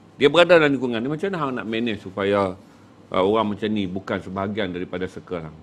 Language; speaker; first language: Malay; native; Malay